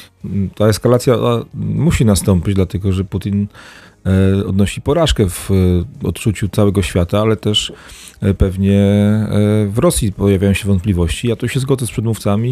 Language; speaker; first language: Polish; native; Polish